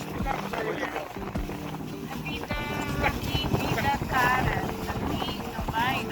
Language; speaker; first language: Portuguese; non-native, learner; Nepali